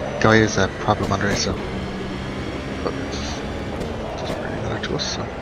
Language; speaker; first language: English; native; English